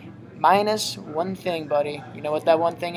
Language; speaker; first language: English; native; English